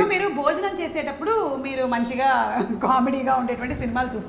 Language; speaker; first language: Telugu; native; Telugu